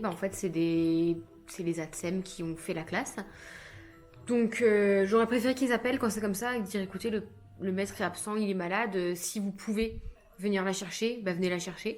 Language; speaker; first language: French; native; French